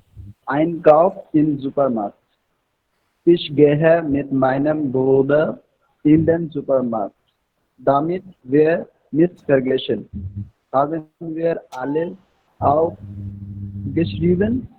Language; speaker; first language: German; non-native, learner; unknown